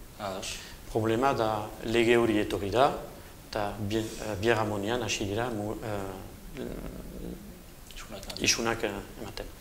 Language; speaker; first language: Basque; native; Basque